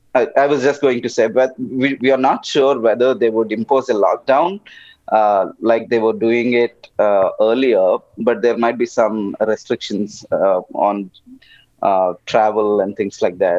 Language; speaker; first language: English; non-native, local second language; Telugu